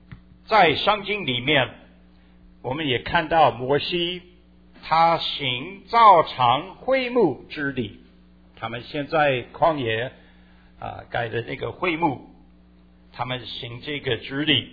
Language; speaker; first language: Chinese; early bilingual, heritage; Chinese